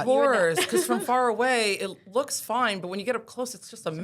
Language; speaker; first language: English; native; English